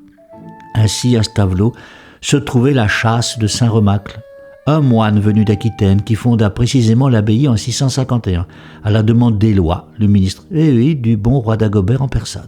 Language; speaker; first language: French; native; French